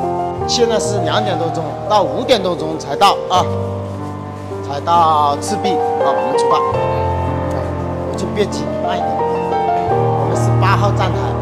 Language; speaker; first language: Chinese; native; Chinese